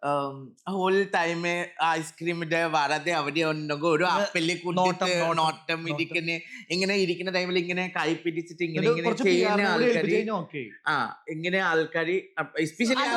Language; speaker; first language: Malayalam; non-native, learner; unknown